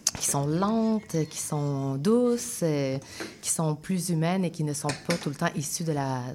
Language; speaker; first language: French; native; French